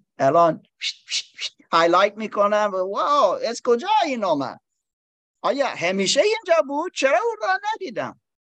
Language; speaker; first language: Persian; non-native, learner; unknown